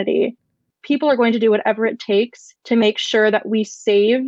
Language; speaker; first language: English; native; English